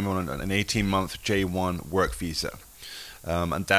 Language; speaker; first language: English; native; English